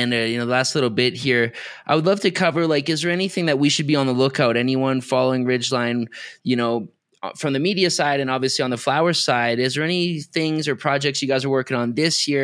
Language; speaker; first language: English; native; English